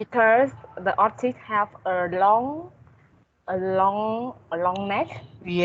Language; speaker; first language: English; non-native, learner; Vietnamese